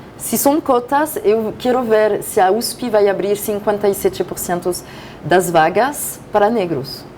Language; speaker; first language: Portuguese; non-native, fluent; French